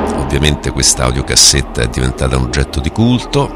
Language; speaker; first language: Italian; native; Italian